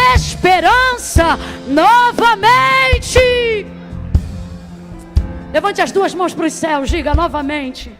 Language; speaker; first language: Portuguese; native; Portuguese